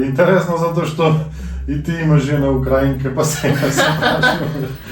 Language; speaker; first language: Macedonian; native; Macedonian